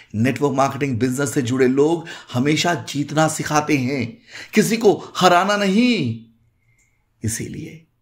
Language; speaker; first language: Hindi; native; Hindi